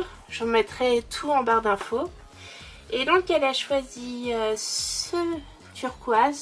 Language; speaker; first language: French; native; French